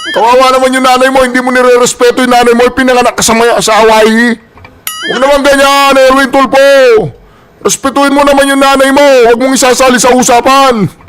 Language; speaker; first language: Filipino; native; Filipino